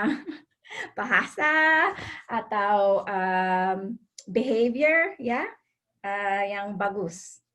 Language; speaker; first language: Indonesian; non-native, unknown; English